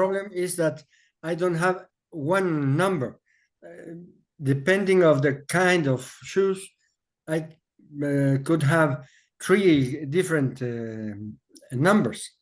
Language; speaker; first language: English; non-native, learner; Spanish